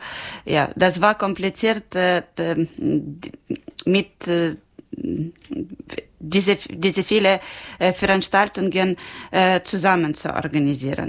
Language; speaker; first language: German; non-native, learner; Ukrainian